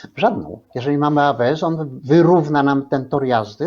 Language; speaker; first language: Polish; native; Polish